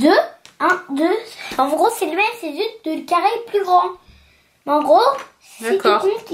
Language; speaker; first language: French; early bilingual, heritage; French